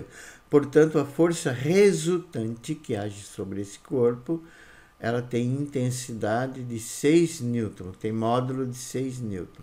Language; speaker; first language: Portuguese; native; Portuguese